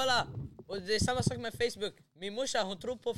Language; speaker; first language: Swedish; early bilingual, other home language; Arabic